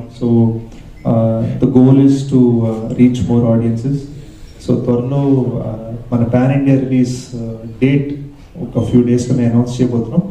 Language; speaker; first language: Telugu; early bilingual, heritage; Telugu